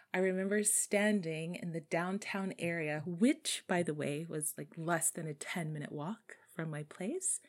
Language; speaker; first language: English; native; English